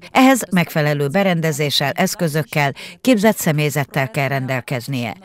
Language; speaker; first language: Hungarian; native; Hungarian